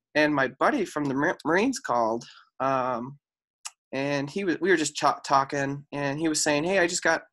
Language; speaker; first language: English; native; English